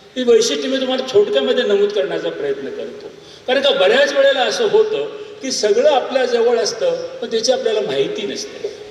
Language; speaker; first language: Marathi; native; Marathi